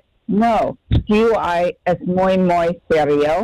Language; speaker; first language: Spanish; non-native, fluent; English